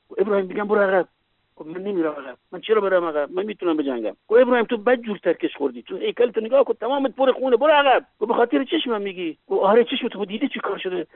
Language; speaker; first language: Persian; native; Persian